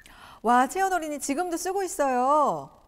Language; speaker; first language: Korean; native; Korean